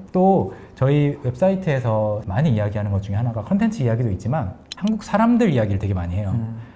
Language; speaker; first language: Korean; native; Korean